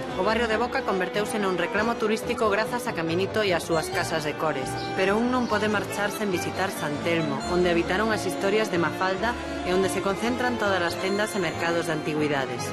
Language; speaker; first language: Galician; native; Galician